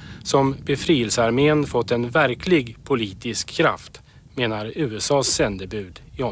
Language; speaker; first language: Swedish; native; Swedish